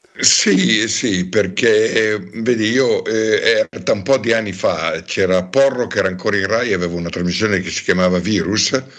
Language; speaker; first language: Italian; native; Italian